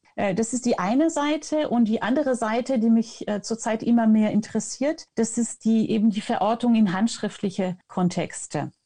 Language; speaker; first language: German; non-native, fluent; French